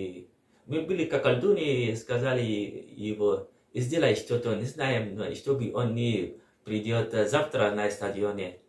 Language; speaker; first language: Russian; non-native, learner; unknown